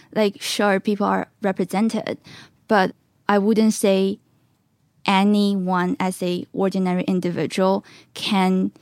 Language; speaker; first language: English; non-native, fluent; Chinese